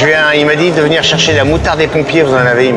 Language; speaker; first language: French; native; French